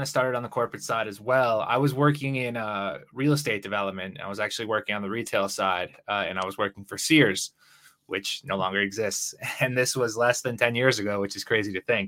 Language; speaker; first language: English; native; English